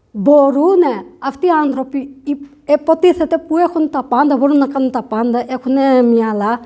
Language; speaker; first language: Greek; non-native, fluent; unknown